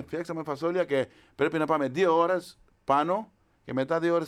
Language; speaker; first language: Greek; non-native, learner; Spanish